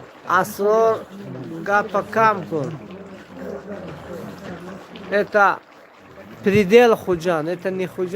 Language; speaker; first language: Russian; non-native, local second language; Tajik